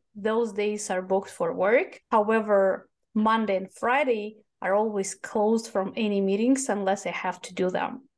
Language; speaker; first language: English; non-native, fluent; Russian